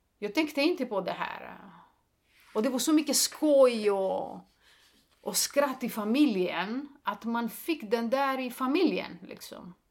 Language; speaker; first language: Swedish; non-native, fluent; Greek